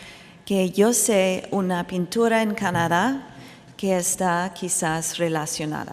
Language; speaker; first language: Spanish; non-native, fluent; English